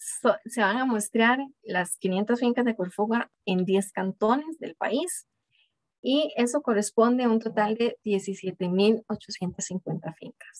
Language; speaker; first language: Spanish; native; Spanish